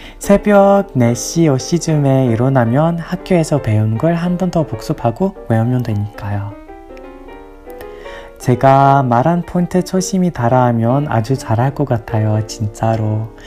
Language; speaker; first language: Korean; non-native, learner; English